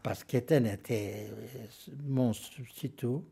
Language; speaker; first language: French; non-native, fluent; Portuguese